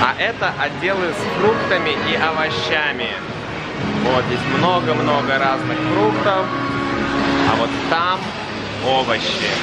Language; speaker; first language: Russian; native; Russian